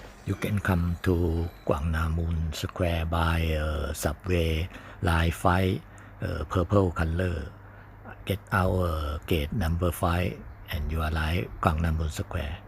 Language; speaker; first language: English; non-native, learner; Thai